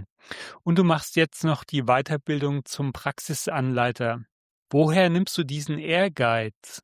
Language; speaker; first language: German; native; German